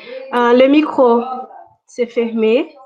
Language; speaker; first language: French; non-native, fluent; Portuguese